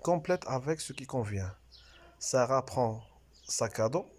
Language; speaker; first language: French; non-native, local second language; Arabic